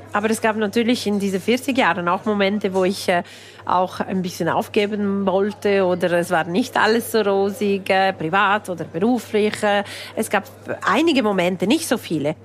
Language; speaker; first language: German; non-native, local second language; Italian